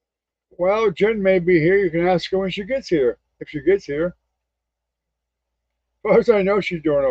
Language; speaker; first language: English; native; English